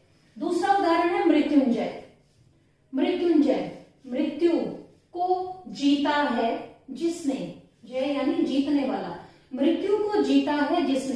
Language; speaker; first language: Hindi; native; Hindi